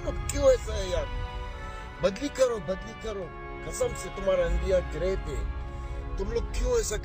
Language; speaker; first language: Hindi; non-native, learner; Arabic